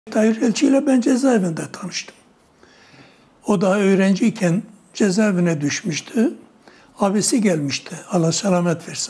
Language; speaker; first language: Turkish; non-native, local second language; Kurdish